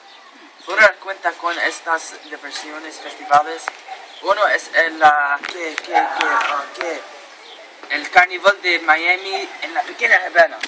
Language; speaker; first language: Spanish; non-native, learner; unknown